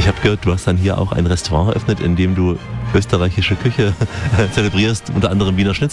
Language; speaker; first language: German; native; German